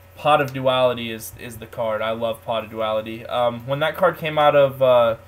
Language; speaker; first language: English; native; English